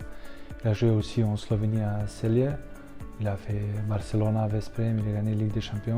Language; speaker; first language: French; non-native, fluent; Slovenian